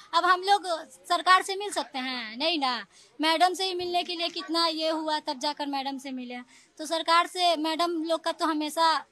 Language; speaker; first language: Hindi; native; Hindi